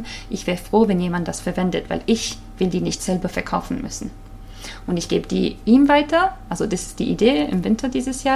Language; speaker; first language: German; non-native, fluent; Japanese